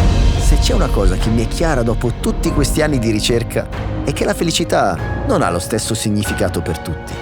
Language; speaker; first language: Italian; native; Italian